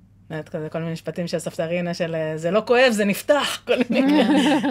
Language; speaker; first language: Hebrew; native; Hebrew